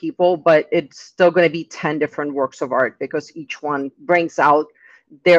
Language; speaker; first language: English; non-native, fluent; Czech